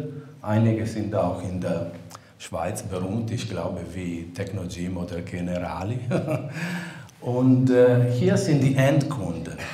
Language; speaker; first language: German; non-native, fluent; Italian